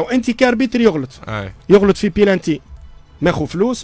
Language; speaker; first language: Arabic; native; Arabic